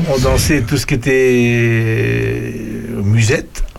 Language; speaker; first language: French; native; French